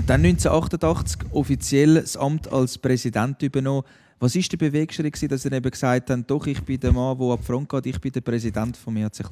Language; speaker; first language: German; native; German